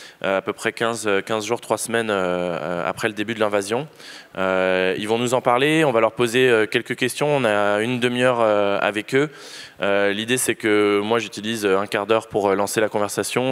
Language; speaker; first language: French; native; French